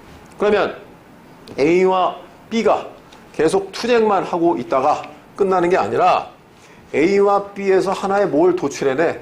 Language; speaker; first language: Korean; native; Korean